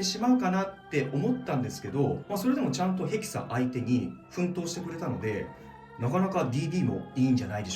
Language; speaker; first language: Japanese; native; Japanese